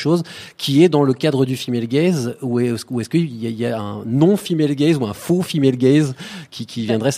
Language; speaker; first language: French; native; French